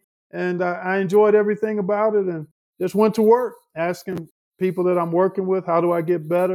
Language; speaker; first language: English; native; English